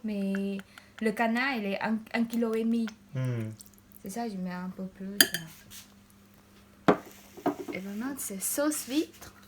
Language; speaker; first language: French; non-native, learner; Khmer